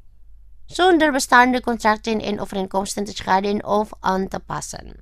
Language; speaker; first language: Dutch; non-native, learner; Indonesian